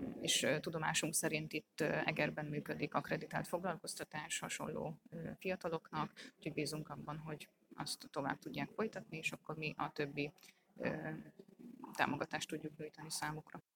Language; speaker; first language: Hungarian; native; Hungarian